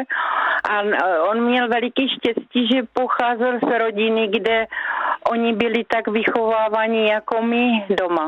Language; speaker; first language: Czech; native; Czech